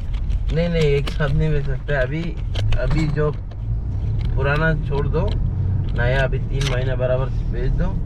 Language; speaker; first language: Hindi; non-native, local second language; Malayalam